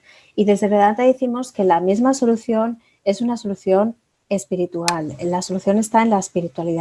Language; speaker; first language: Spanish; native; Spanish